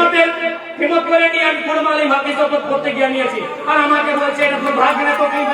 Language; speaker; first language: Bangla; non-native, local second language; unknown